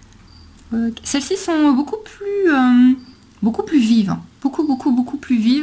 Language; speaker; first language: French; native; French